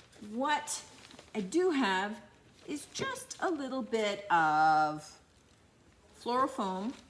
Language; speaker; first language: English; native; English